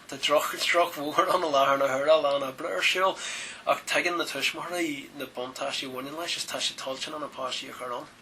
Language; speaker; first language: Irish; native; Irish